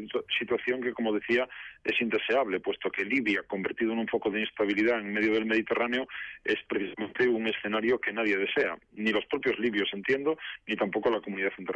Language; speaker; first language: Spanish; native; Spanish